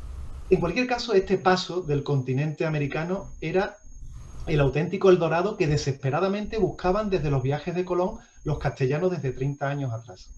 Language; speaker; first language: Spanish; native; Spanish